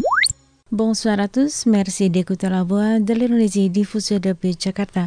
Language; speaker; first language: French; non-native, fluent; Indonesian